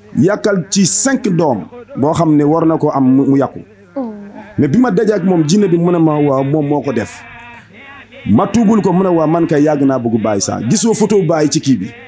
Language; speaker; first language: Wolof; non-native, fluent; Bambara